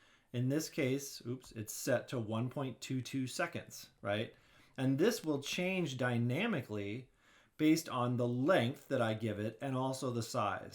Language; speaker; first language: English; native; English